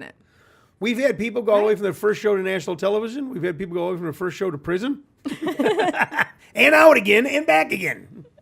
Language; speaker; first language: English; native; English